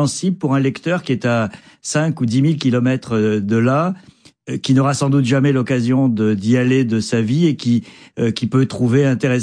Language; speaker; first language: French; native; French